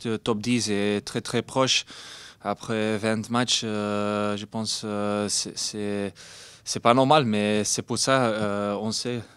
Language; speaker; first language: French; non-native, learner; Dutch